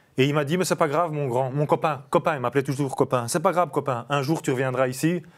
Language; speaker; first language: French; native; French